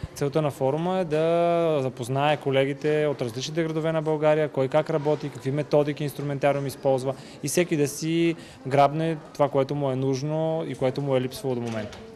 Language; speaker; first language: Bulgarian; native; Bulgarian